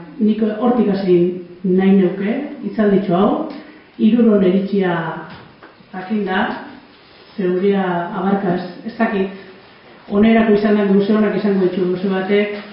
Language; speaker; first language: Basque; native; Basque